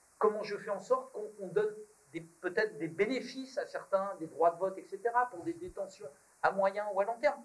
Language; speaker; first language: French; native; French